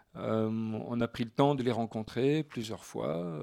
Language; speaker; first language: French; native; French